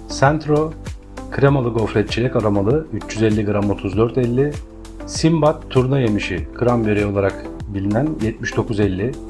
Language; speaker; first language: Turkish; native; Turkish